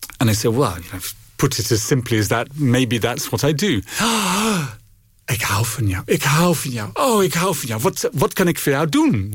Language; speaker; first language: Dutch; non-native, fluent; English